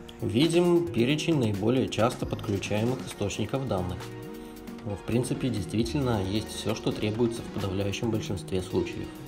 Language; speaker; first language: Russian; native; Russian